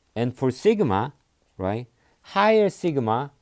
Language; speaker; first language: English; non-native, fluent; Korean